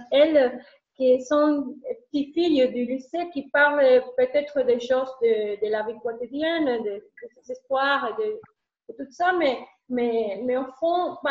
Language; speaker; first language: French; non-native, learner; Spanish